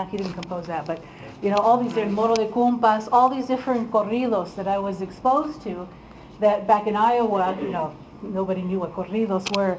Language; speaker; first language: English; early bilingual, other home language; Spanish